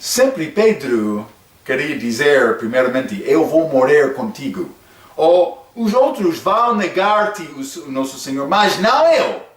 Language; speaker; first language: Portuguese; non-native, fluent; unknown